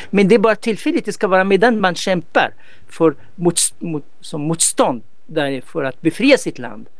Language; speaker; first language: Swedish; non-native, fluent; Arabic